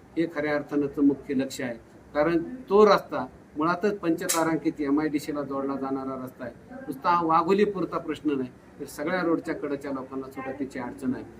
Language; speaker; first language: Marathi; native; Marathi